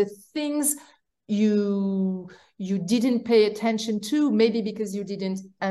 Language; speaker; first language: English; non-native, fluent; French